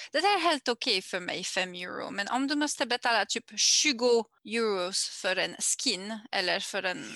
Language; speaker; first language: Swedish; non-native, learner; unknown